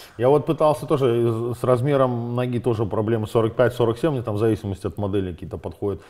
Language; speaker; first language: Russian; native; Russian